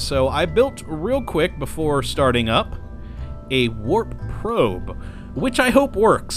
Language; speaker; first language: English; native; English